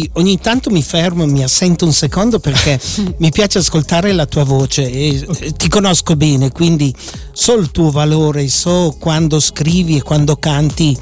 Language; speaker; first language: Italian; native; Italian